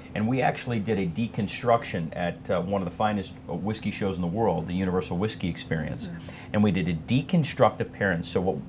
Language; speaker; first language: English; native; English